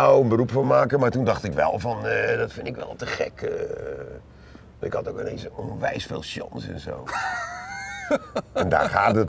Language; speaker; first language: Dutch; native; Dutch